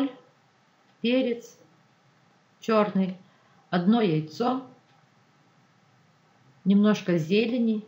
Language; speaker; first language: Russian; non-native, local second language; Ukrainian